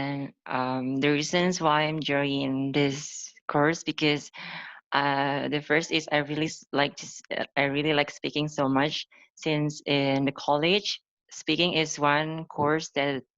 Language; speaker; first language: English; non-native, learner; Indonesian